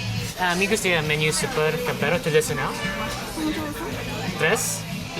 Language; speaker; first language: Spanish; non-native, learner; English